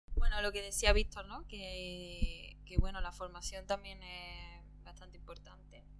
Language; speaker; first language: Spanish; native; Spanish